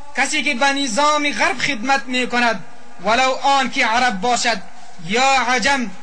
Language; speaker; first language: Persian; non-native, local second language; Pashto